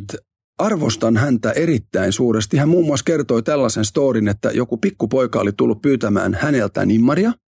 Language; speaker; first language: Finnish; native; Finnish